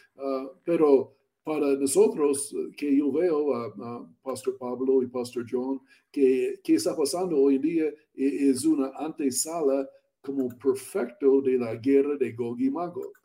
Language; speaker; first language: Spanish; non-native, learner; English